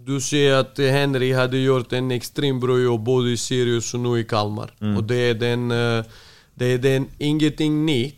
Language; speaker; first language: Swedish; non-native, fluent; Serbian